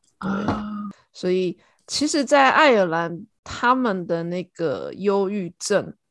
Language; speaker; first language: Chinese; native; Chinese